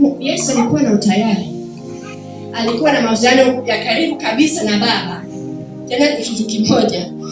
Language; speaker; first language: Swahili; non-native, fluent; German